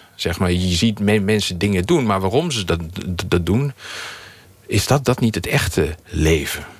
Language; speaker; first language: Dutch; native; Dutch